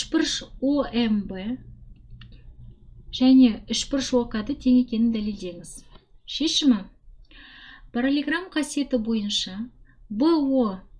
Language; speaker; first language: Kazakh; native; Kazakh